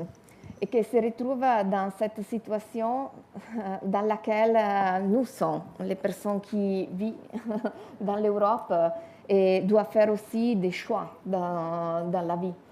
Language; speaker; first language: French; non-native, learner; Italian